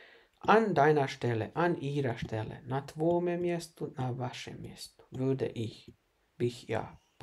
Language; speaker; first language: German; non-native, fluent; Bosnian